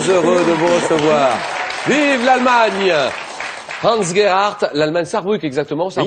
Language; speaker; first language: French; native; French